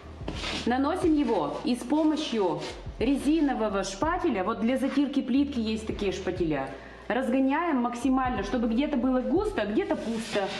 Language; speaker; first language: Russian; native; Russian